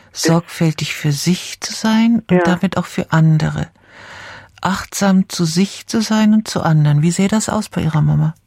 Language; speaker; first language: German; native; German